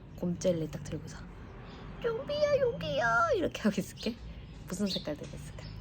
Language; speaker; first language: Korean; native; Korean